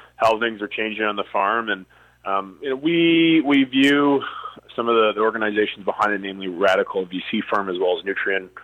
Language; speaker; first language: English; native; English